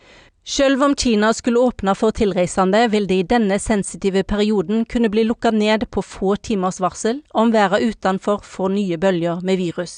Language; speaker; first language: Norwegian; native; Norwegian